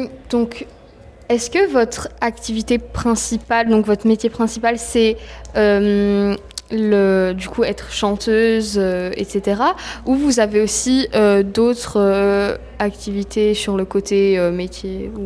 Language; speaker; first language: French; native; French